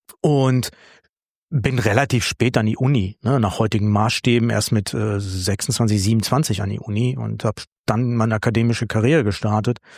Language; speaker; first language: German; early bilingual, other home language; Greek